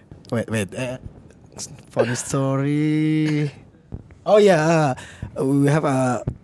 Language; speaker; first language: English; non-native, learner; Indonesian